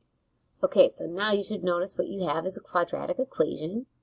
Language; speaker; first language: English; native; English